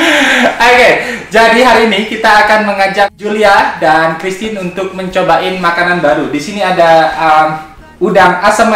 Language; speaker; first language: Indonesian; non-native, local second language; Javanese